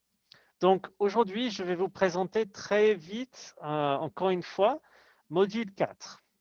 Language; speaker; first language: French; non-native, fluent; English